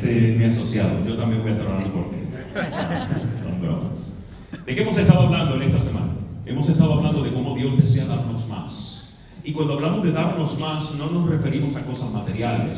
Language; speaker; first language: Spanish; native; Spanish